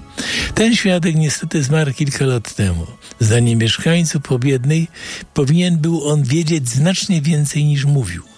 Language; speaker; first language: Polish; native; Polish